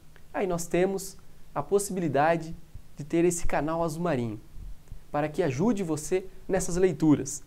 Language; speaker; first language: Portuguese; native; Portuguese